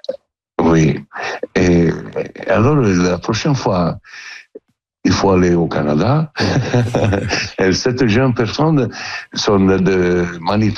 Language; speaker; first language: French; non-native, learner; Italian